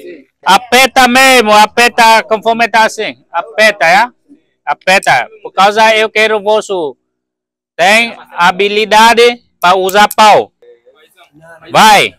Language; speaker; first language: Portuguese; non-native, learner; Vietnamese